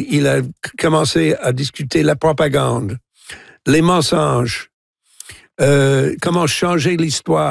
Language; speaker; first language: French; non-native, local second language; English